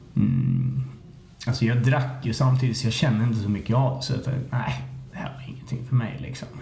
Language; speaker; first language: Swedish; native; Swedish